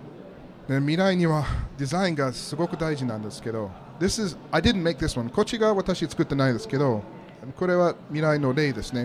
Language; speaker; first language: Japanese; non-native, learner; English